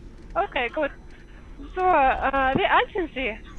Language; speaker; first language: German; non-native, learner; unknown